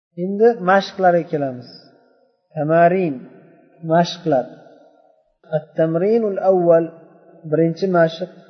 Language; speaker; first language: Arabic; non-native, fluent; Uzbek